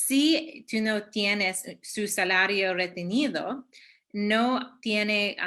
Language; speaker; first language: Spanish; early bilingual, heritage; Spanish